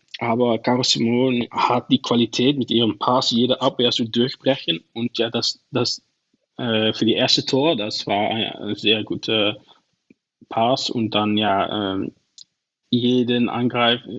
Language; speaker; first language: German; non-native, learner; Dutch